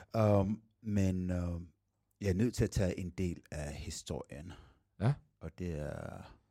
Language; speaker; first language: Danish; non-native, fluent; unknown